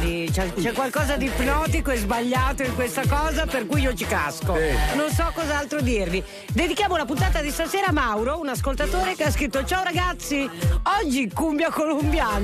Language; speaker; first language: Italian; native; Italian